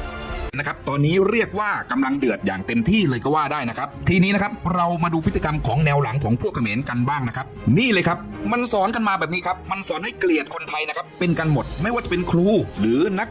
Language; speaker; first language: Thai; native; Thai